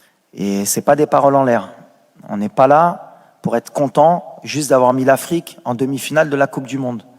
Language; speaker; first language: French; native; French